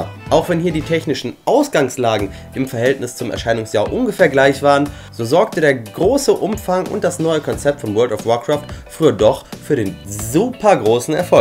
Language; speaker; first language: German; native; German